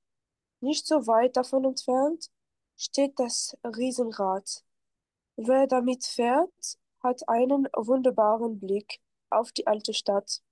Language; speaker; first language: German; non-native, fluent; French